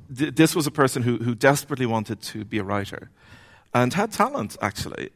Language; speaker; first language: English; native; English